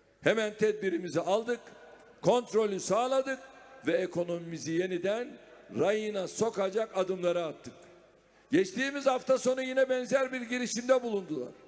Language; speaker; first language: Turkish; native; Turkish